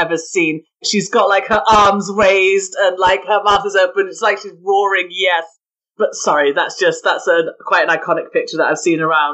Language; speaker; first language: English; native; English